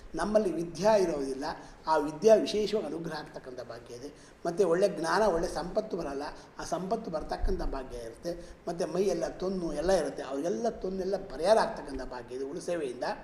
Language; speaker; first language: Kannada; native; Kannada